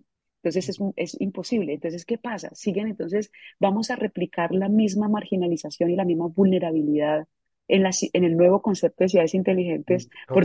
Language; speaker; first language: Spanish; native; Spanish